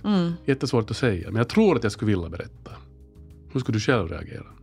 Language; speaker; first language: Swedish; native; Swedish